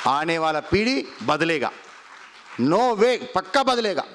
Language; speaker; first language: Hindi; non-native, local second language; Telugu